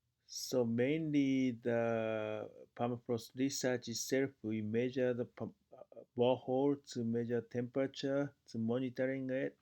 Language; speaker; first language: English; non-native, fluent; Japanese